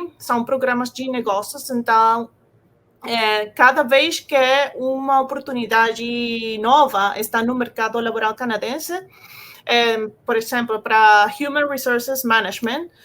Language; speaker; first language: Portuguese; non-native, fluent; Spanish